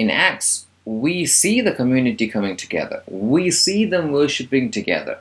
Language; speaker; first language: English; non-native, local second language; Malayalam